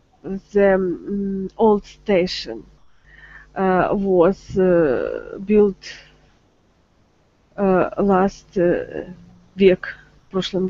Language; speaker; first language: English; non-native, learner; Russian